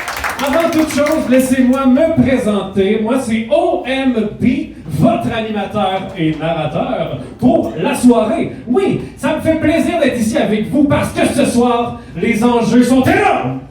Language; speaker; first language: French; native; French